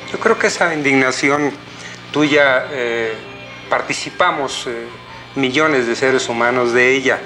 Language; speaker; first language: Spanish; native; Spanish